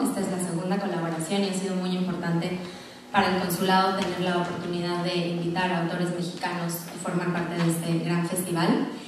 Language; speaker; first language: Spanish; native; Spanish